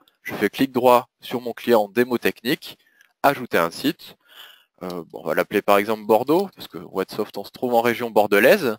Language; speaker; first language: French; native; French